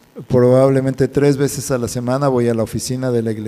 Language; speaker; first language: Spanish; native; Spanish